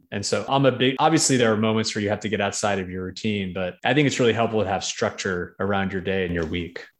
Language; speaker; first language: English; native; English